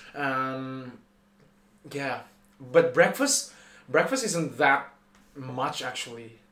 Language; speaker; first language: English; non-native, fluent; Indonesian